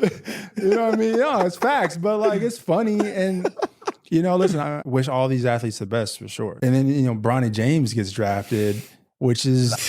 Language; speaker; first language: English; native; English